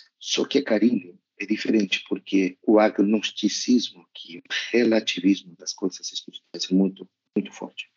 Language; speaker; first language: Portuguese; non-native, fluent; Spanish